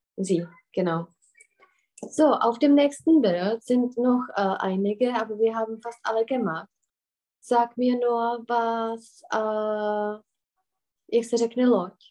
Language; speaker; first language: German; non-native, fluent; Czech